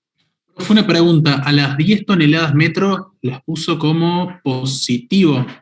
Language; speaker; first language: Spanish; native; Spanish